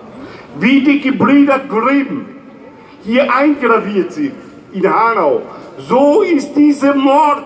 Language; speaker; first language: German; non-native, fluent; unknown